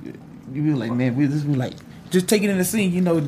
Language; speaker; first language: English; native; English